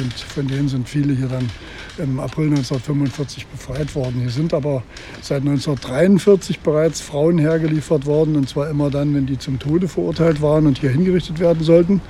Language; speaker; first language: German; native; German